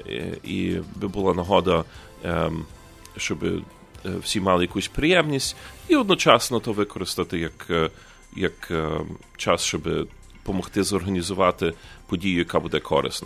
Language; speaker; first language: Ukrainian; early bilingual, heritage; Ukrainian